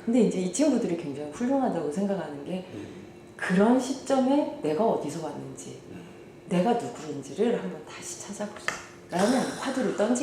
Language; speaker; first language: Korean; native; Korean